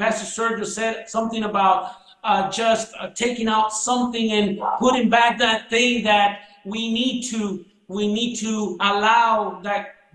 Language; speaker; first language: English; early bilingual, other home language; Spanish